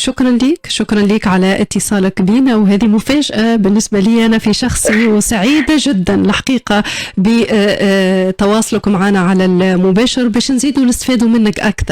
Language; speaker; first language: Arabic; native; Arabic